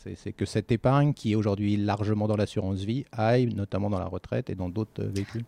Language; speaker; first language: French; native; French